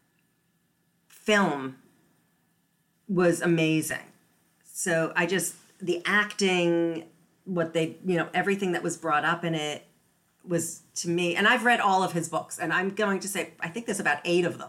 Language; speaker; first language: English; native; English